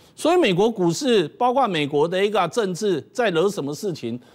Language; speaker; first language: Chinese; native; Chinese